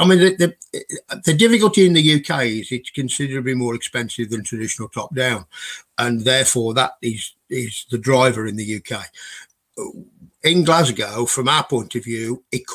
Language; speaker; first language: English; native; English